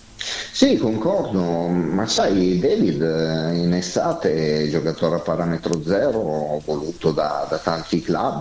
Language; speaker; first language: Italian; native; Italian